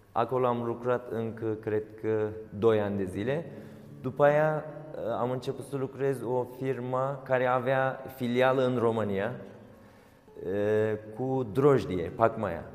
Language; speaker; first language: Romanian; non-native, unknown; Turkish